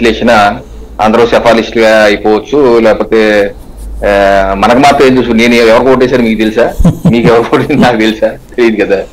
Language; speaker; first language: Telugu; native; Telugu